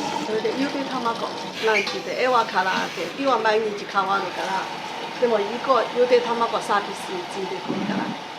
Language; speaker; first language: Japanese; non-native, learner; Chinese